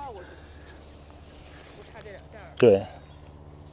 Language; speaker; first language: Chinese; native; Chinese